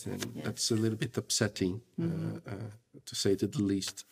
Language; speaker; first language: English; non-native, fluent; Portuguese